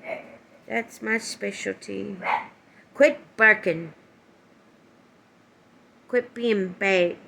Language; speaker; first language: English; native; English